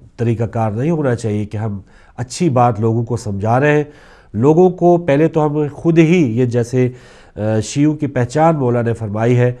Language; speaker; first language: Urdu; native; Urdu